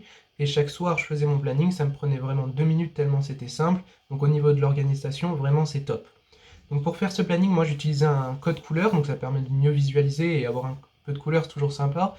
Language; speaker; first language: French; native; French